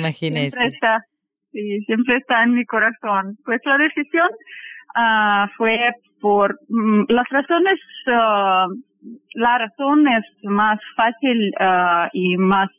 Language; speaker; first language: Spanish; non-native, fluent; Russian